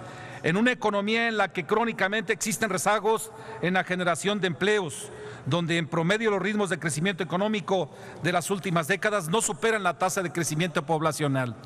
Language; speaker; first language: Spanish; native; Spanish